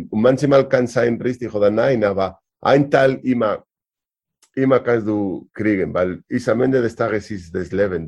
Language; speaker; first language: German; non-native, learner; Spanish